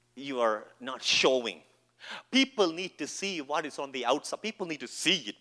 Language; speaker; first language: English; non-native, local second language; Malayalam